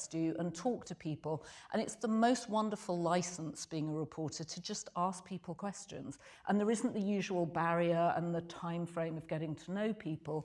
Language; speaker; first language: English; native; English